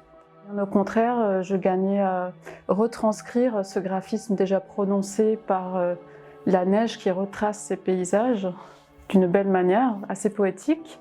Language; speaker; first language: French; non-native, local second language; Arabic